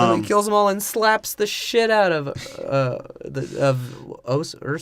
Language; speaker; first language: English; native; English